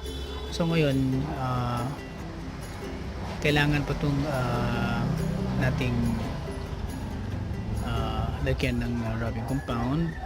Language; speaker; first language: Filipino; native; Filipino